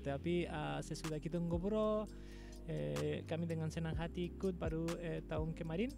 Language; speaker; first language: Indonesian; non-native, fluent; Spanish